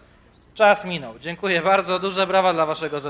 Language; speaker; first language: Polish; native; Polish